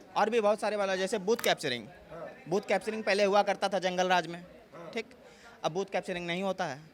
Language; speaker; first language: Hindi; native; Hindi